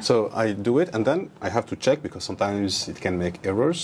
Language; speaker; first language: English; non-native, fluent; Arabic